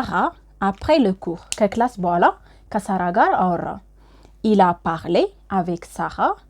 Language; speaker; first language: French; non-native, fluent; Amharic